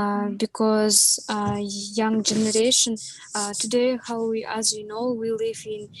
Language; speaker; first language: English; non-native, learner; Kazakh